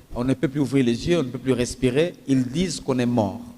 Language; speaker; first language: French; non-native, local second language; Swahili